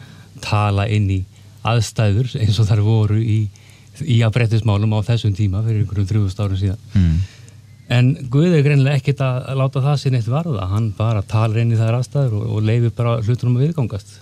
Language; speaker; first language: Icelandic; native; Icelandic